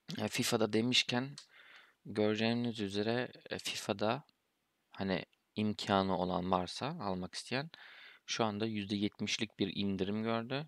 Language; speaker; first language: Turkish; early bilingual, heritage; Turkish